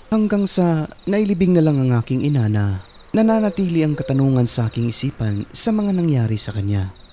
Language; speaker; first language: Filipino; non-native, local second language; Cebuano